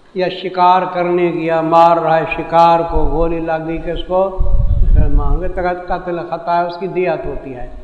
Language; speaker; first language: Urdu; non-native, local second language; Saraiki